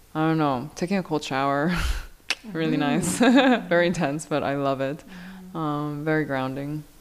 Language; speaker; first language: English; non-native, local second language; Korean